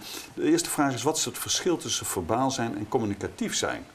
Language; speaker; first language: Dutch; native; Dutch